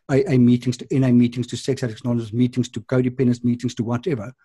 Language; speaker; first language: English; non-native, local second language; Afrikaans